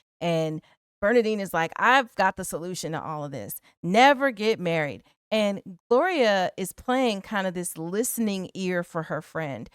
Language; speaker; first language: English; native; English